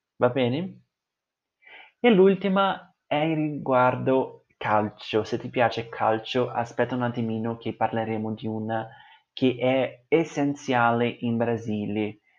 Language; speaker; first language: Italian; non-native, fluent; Portuguese